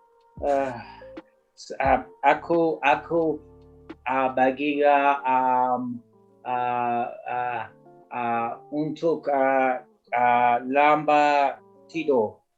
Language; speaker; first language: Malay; non-native, learner; English